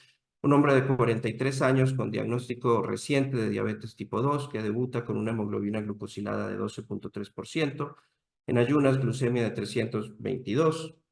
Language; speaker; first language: Spanish; native; Spanish